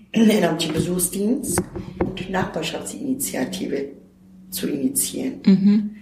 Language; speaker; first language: German; non-native, fluent; Turkish